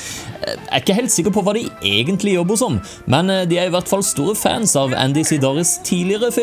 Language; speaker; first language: Norwegian; native; Norwegian